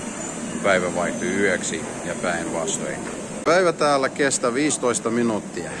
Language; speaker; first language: Finnish; non-native, fluent; Russian